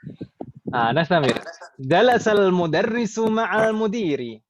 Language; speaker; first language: Arabic; non-native, fluent; Indonesian